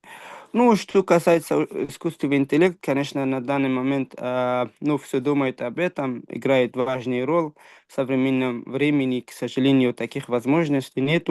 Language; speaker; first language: Russian; non-native, fluent; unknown